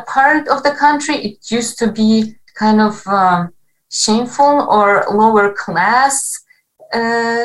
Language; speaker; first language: English; non-native, fluent; Ukrainian